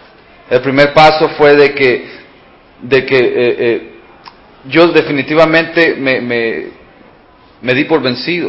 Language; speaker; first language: Spanish; early bilingual, heritage; Spanish